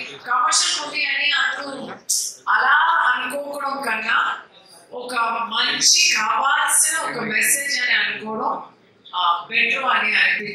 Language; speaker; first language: Telugu; non-native, local second language; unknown